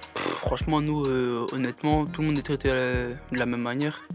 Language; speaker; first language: French; native; French